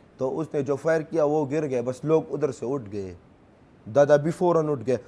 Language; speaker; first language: Urdu; non-native, local second language; Pashto